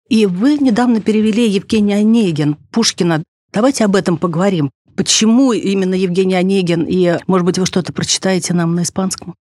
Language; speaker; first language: Russian; native; Russian